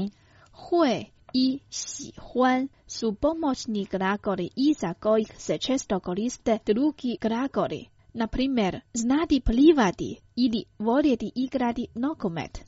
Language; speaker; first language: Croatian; non-native, fluent; Chinese